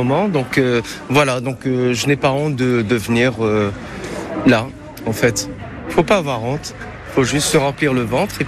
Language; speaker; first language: French; non-native, local second language; Arabic